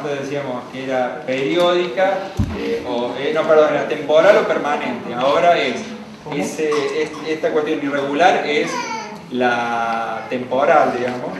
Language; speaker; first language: Spanish; native; Spanish